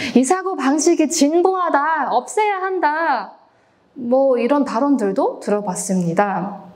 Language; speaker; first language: Korean; non-native, fluent; Cantonese